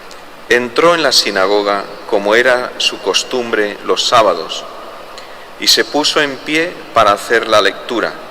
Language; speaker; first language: Spanish; native; Spanish